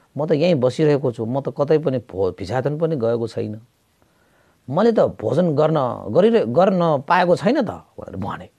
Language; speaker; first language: Nepali; native; Nepali